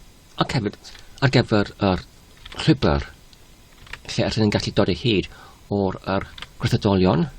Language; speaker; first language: Welsh; non-native, learner; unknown